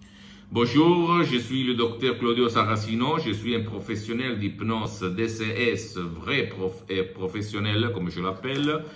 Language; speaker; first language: French; non-native, fluent; Italian